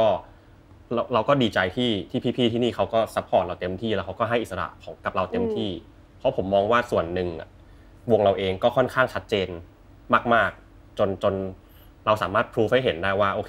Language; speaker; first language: Thai; native; Thai